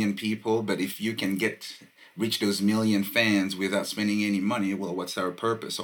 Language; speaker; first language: English; non-native, fluent; French